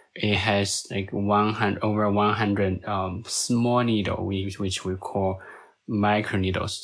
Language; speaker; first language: English; non-native, fluent; Chinese